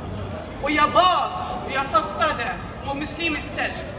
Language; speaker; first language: Swedish; non-native, fluent; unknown